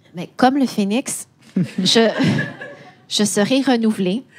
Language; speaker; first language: French; native; French